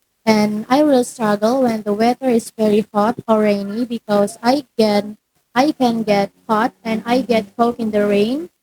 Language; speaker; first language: English; non-native, learner; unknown